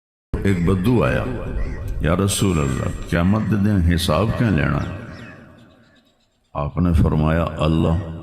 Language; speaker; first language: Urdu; non-native, local second language; Punjabi